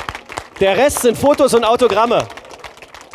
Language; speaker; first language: German; native; German